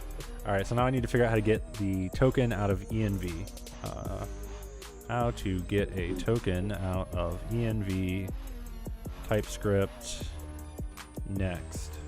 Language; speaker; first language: English; native; English